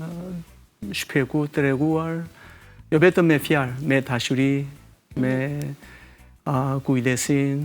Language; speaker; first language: Albanian; non-native, fluent; Korean